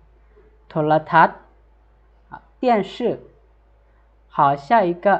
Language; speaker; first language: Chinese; non-native, fluent; Lao